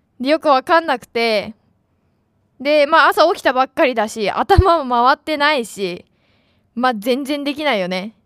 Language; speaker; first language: Japanese; native; Japanese